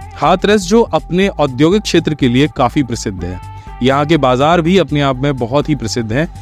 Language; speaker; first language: Hindi; native; Hindi